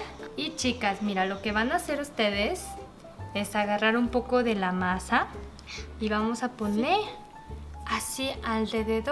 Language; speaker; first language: Spanish; non-native, fluent; Korean